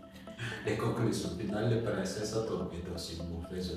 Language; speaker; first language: French; non-native, local second language; Malagasy